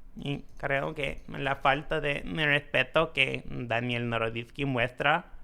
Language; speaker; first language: Spanish; non-native, learner; English